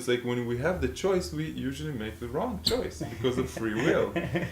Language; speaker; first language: English; non-native, fluent; Hebrew